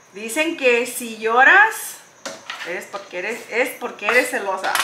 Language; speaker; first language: Spanish; early bilingual, heritage; Spanish